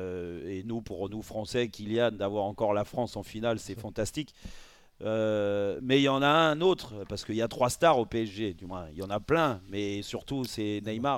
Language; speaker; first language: French; native; French